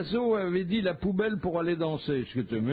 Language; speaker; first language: French; native; French